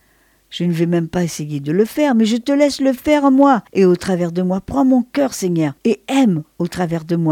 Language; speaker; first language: French; native; French